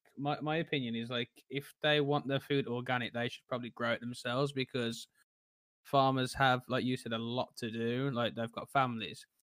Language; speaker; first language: English; native; English